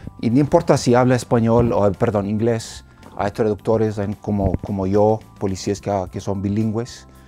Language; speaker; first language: Spanish; non-native, fluent; English